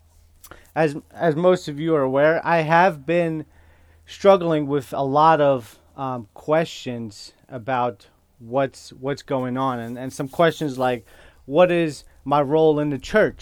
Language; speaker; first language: English; non-native, fluent; Kurdish